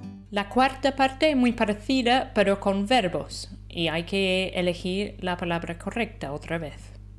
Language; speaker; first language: Spanish; non-native, fluent; English